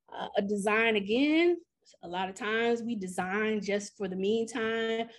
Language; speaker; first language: English; native; English